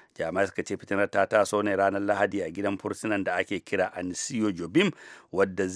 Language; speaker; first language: Hausa; native; Hausa